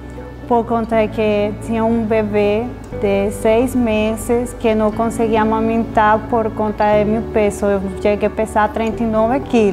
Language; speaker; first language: Portuguese; non-native, fluent; Spanish